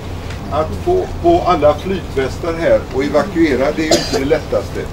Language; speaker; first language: Swedish; native; Swedish